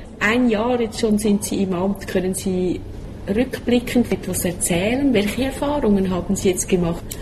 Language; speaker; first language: German; native; German